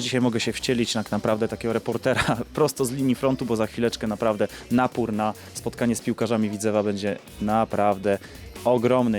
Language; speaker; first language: Polish; native; Polish